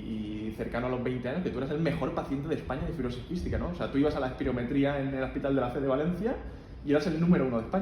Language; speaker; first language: Spanish; native; Spanish